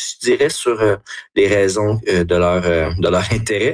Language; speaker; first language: French; native; French